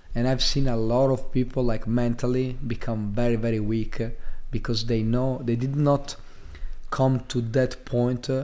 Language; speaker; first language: English; non-native, fluent; Italian